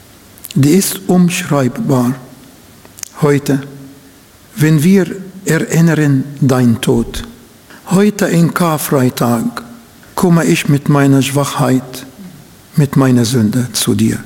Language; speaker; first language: German; non-native, fluent; Arabic